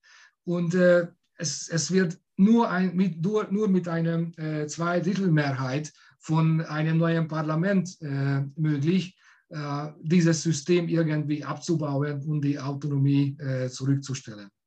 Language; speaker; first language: German; non-native, fluent; Hungarian